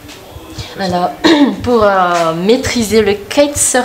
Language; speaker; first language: French; non-native, local second language; Malagasy